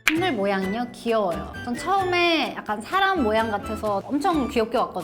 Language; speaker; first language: Korean; non-native, fluent; Kazakh